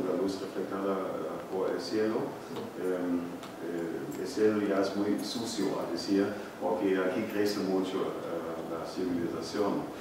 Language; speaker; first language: Spanish; non-native, learner; German